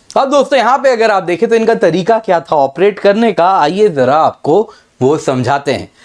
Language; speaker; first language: Hindi; native; Hindi